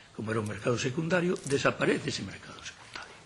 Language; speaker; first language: Spanish; native; Spanish